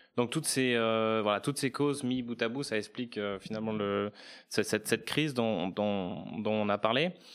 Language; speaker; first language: French; native; French